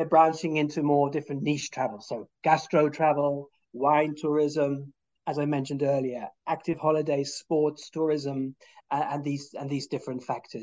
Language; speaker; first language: English; native; English